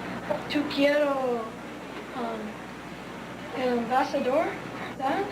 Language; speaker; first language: Spanish; non-native, learner; English